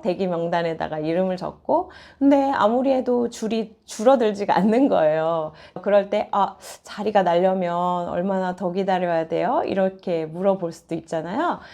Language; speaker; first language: Korean; native; Korean